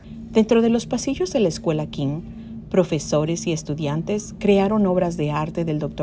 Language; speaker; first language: Spanish; native; Spanish